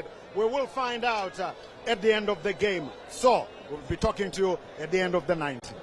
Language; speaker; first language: English; non-native, local second language; Shona